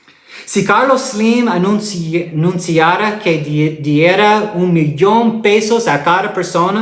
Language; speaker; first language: Spanish; non-native, fluent; English